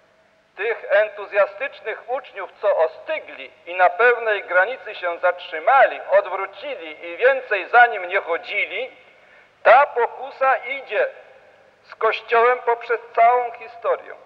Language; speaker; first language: Polish; native; Polish